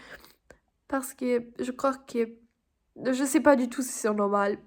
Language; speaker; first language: French; non-native, fluent; German